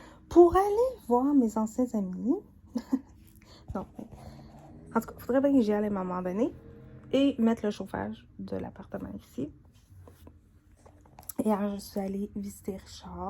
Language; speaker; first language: French; native; French